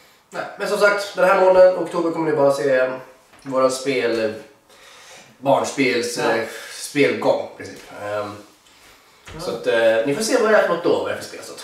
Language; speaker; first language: Swedish; native; Swedish